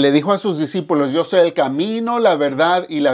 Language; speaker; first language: Spanish; native; Spanish